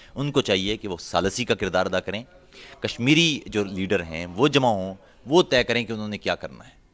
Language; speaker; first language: Urdu; non-native, local second language; Punjabi